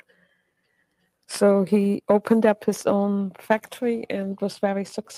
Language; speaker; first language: English; non-native, fluent; German